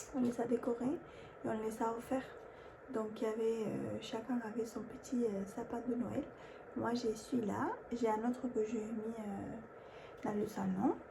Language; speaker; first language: French; non-native, fluent; Spanish